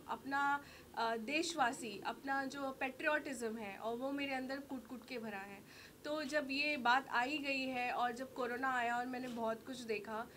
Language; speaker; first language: Hindi; native; Hindi